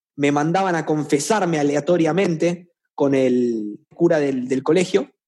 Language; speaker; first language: Spanish; native; Spanish